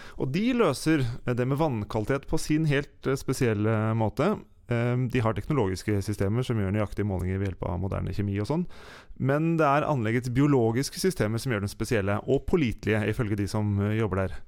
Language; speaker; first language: Norwegian; native; Norwegian